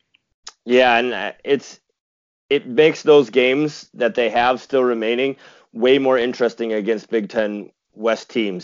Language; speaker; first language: English; native; English